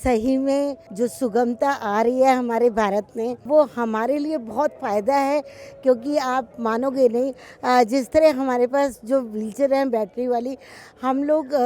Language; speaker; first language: Hindi; native; Hindi